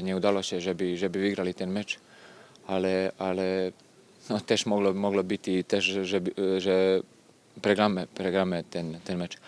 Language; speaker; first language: Polish; non-native, learner; Serbian